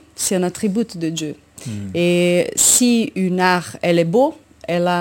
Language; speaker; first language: French; non-native, fluent; Portuguese